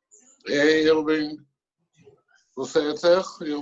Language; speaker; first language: Hebrew; native; Hebrew